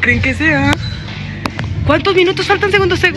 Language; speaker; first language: Spanish; native; Spanish